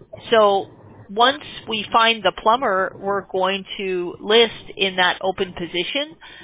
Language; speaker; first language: English; native; English